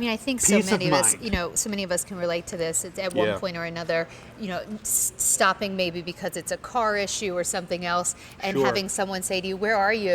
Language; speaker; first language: English; native; English